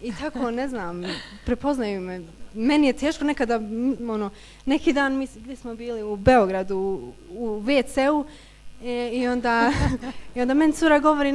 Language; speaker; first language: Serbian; early bilingual, heritage; Bosnian